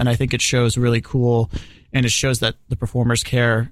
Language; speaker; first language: English; native; English